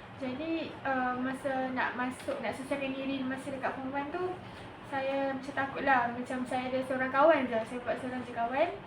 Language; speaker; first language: Malay; native; Malay